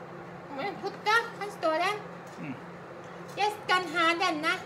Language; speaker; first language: Norwegian; non-native, learner; Thai